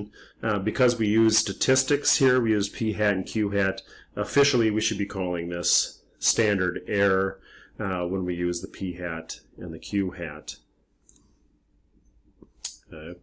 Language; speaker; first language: English; native; English